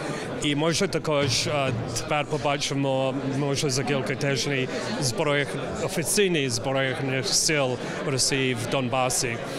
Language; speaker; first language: Ukrainian; early bilingual, heritage; English